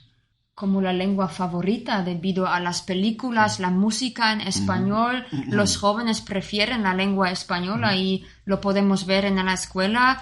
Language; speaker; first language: Spanish; non-native, fluent; German